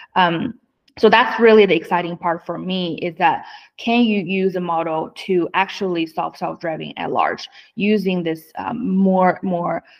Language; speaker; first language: English; non-native, fluent; Chinese